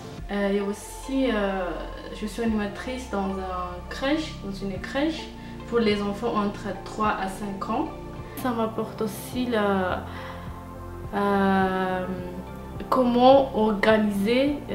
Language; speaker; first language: French; non-native, local second language; Malagasy